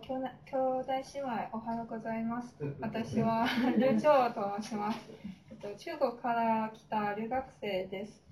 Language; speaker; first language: Japanese; non-native, fluent; Chinese